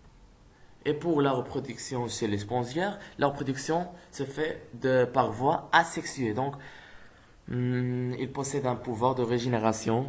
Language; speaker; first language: French; non-native, local second language; Arabic